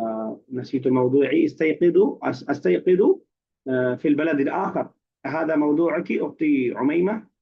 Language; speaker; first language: Arabic; non-native, fluent; Urdu